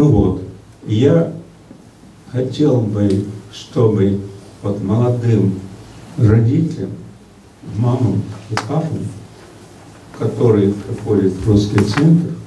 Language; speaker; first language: Russian; early bilingual, heritage; Russian